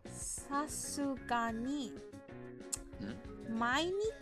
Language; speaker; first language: Japanese; non-native, learner; English